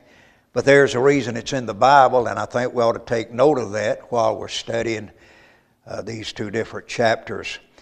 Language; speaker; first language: English; native; English